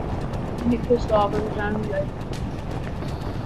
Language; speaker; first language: English; native; English